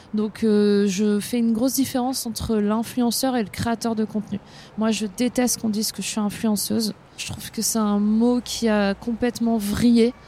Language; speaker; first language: French; native; French